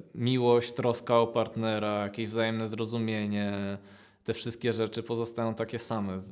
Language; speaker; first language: Polish; native; Polish